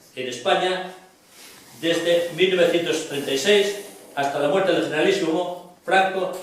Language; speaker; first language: Spanish; non-native, local second language; Galician